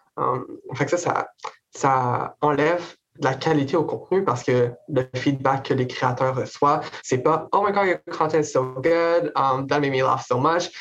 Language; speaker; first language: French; native; French